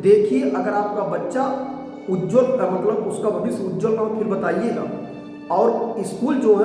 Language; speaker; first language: Hindi; native; Hindi